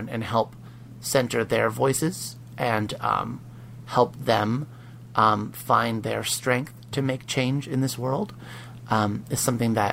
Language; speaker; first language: English; native; English